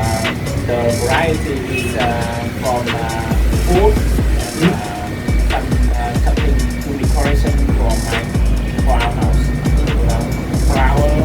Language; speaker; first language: English; non-native, fluent; Vietnamese